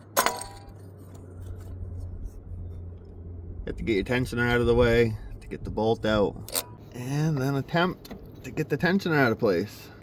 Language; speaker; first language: English; native; English